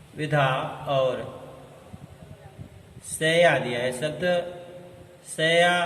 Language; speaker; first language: Hindi; native; Hindi